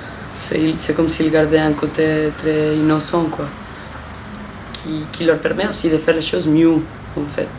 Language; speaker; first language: French; non-native, fluent; Spanish